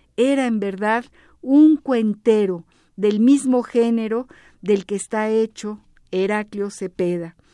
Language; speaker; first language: Spanish; native; Spanish